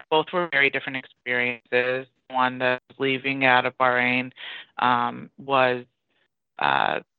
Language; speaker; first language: English; early bilingual, other home language; Persian